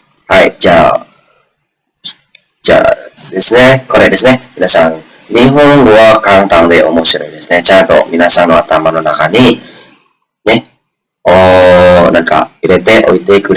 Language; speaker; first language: Japanese; non-native, fluent; Indonesian